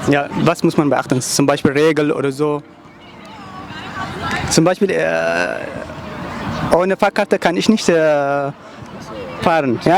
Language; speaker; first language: German; non-native, learner; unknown